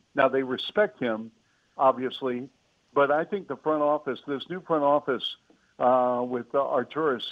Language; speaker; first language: English; native; English